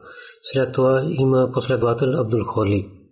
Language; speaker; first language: Bulgarian; non-native, learner; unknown